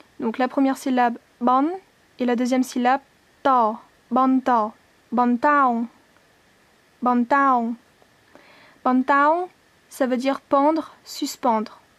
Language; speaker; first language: French; native; French